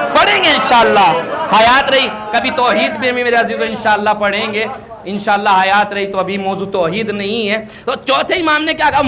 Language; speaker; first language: Urdu; native; Urdu